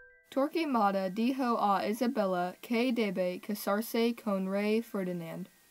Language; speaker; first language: Spanish; non-native, learner; English